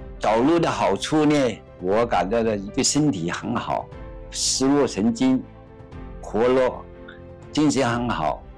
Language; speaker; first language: Chinese; non-native, local second language; Cantonese